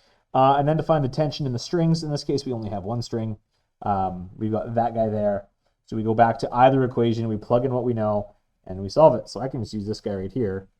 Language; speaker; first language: English; native; English